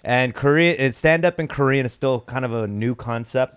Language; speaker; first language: English; early bilingual, other home language; Korean